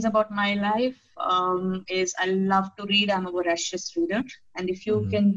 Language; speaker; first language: English; non-native, local second language; Telugu